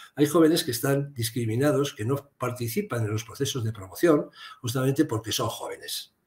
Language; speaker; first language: Spanish; native; Spanish